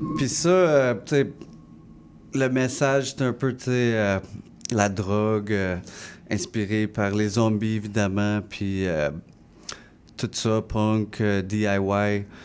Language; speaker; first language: French; non-native, local second language; English